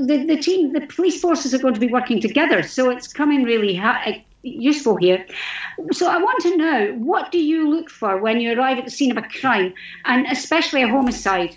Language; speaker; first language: English; native; English